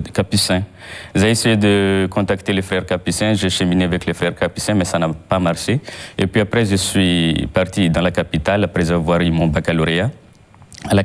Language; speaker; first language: French; non-native, local second language; Malagasy